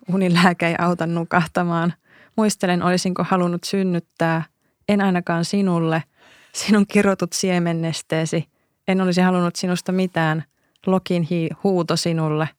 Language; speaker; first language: Finnish; native; Finnish